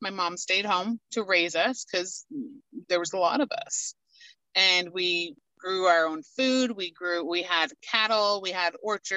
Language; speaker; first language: English; native; English